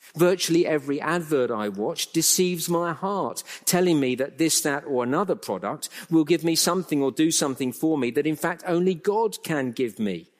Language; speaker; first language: English; native; English